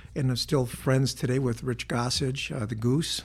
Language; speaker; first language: English; native; English